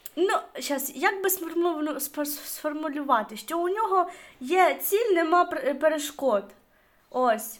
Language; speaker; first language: Ukrainian; non-native, local second language; Russian